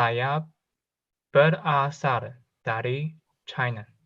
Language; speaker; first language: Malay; non-native, learner; Chinese